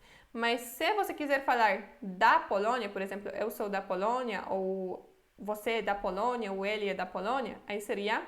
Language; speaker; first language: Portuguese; non-native, fluent; Polish